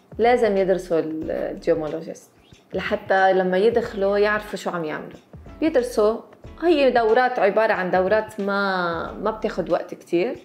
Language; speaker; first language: Arabic; native; Arabic